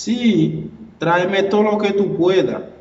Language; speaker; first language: Spanish; non-native, fluent; Haitian Creole